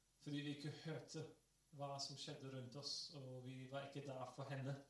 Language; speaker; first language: Norwegian; non-native, fluent; English